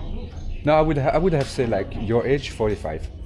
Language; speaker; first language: English; non-native, fluent; French